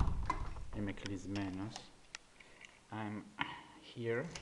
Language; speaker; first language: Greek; non-native, learner; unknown